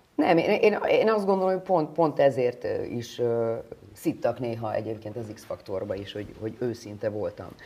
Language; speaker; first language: Hungarian; native; Hungarian